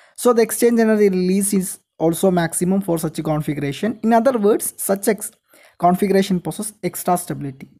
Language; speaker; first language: English; non-native, local second language; Malayalam